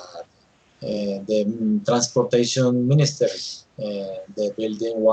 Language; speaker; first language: English; non-native, learner; Spanish